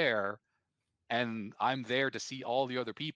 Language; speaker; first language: English; native; English